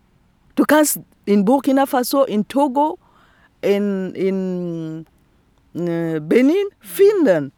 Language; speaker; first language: German; non-native, fluent; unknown